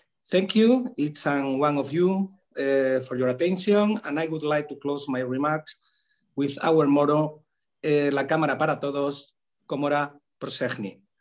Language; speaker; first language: English; non-native, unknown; Spanish